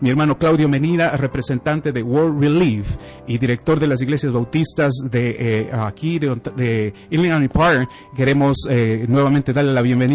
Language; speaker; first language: Spanish; native; Spanish